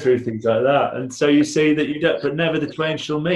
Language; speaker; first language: English; native; English